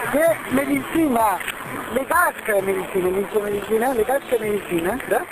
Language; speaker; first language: Russian; non-native, learner; Italian